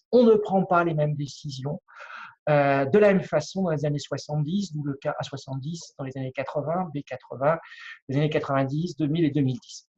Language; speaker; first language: French; native; French